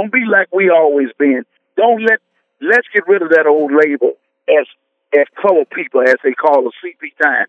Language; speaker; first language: English; native; English